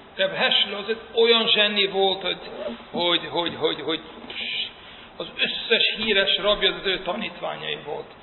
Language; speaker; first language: Hungarian; early bilingual, heritage; Hungarian